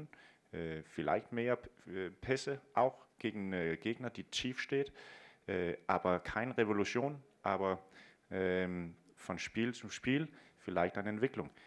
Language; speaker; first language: German; non-native, fluent; Danish